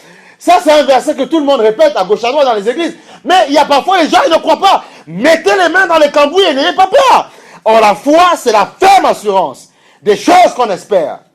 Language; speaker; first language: French; native; French